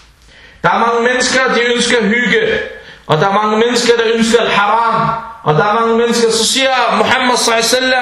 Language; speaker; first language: Danish; early bilingual, other home language; Arabic